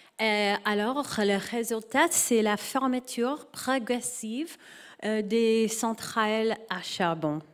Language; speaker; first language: French; non-native, learner; English